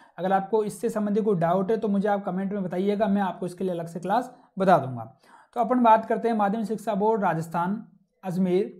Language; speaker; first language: Hindi; native; Hindi